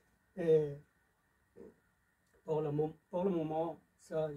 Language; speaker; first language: French; non-native, learner; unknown